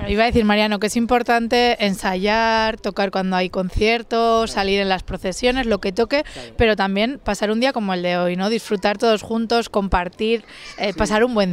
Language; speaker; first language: Spanish; native; Spanish